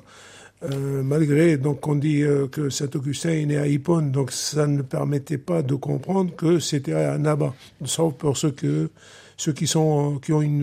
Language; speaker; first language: French; non-native, local second language; Arabic